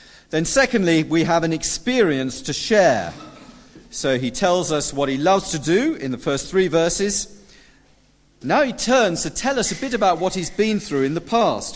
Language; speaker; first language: English; native; English